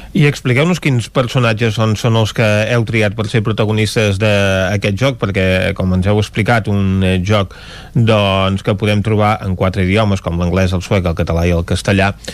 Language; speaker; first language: Catalan; native; Catalan